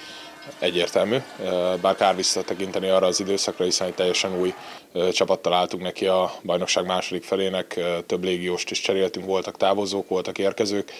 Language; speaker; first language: Hungarian; native; Hungarian